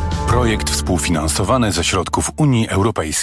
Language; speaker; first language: Polish; non-native, fluent; Spanish